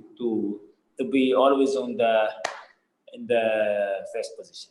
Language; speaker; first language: English; non-native, fluent; Arabic